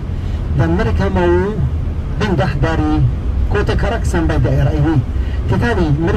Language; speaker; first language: Indonesian; non-native, learner; Arabic